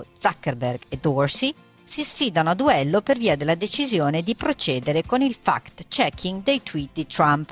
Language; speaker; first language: Italian; native; Italian